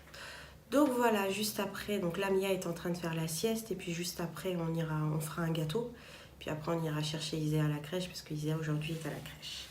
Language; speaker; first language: French; native; French